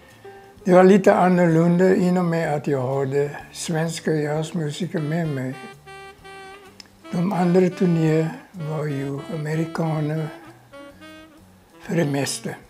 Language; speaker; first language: Swedish; non-native, fluent; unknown